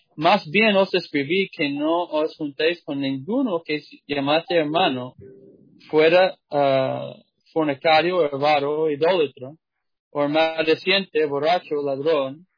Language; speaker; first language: Spanish; non-native, fluent; English